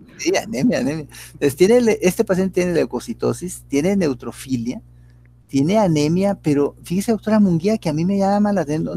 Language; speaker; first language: Spanish; native; Spanish